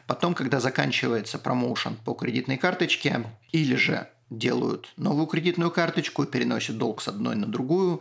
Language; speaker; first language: Russian; native; Russian